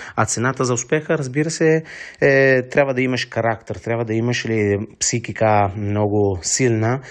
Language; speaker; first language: Bulgarian; non-native, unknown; Italian